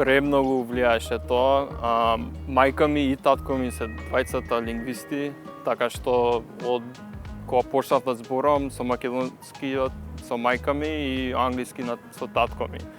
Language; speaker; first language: Macedonian; early bilingual, heritage; Macedonian